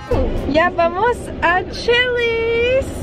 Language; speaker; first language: Spanish; early bilingual, heritage; Spanish